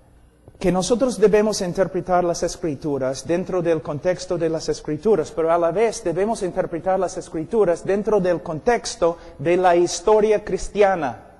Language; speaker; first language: Spanish; non-native, fluent; English